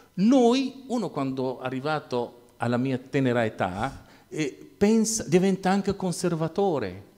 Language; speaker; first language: Italian; non-native, fluent; Arabic